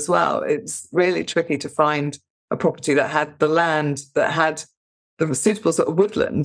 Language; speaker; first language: English; native; English